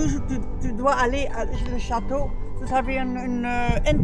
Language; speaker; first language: French; non-native, local second language; Dutch